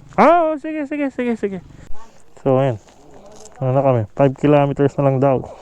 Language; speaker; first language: Filipino; native; Filipino